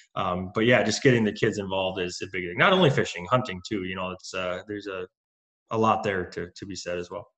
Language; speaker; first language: English; native; English